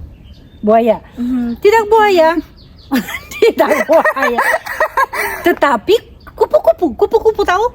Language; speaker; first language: Indonesian; non-native, fluent; Russian